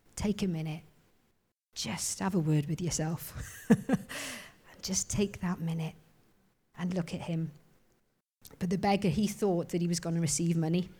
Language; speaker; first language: English; native; English